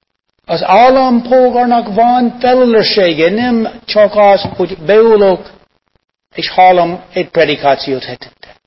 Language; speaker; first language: Hungarian; non-native, fluent; English